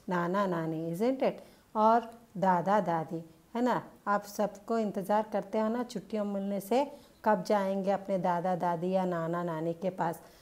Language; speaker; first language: Hindi; non-native, local second language; Telugu